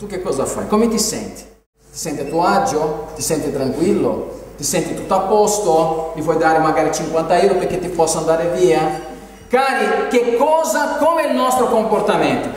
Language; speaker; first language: Italian; non-native, fluent; Portuguese